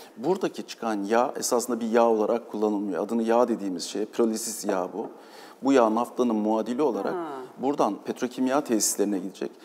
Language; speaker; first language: Turkish; native; Turkish